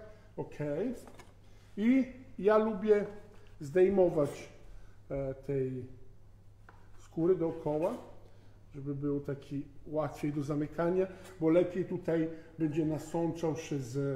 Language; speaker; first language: Polish; non-native, fluent; Italian